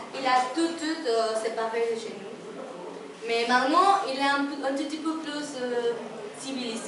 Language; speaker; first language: French; non-native, learner; Spanish